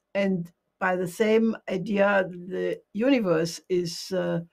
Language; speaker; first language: English; non-native, fluent; German